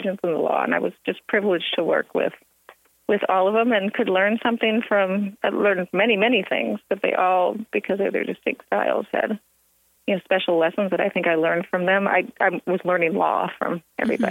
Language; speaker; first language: English; native; English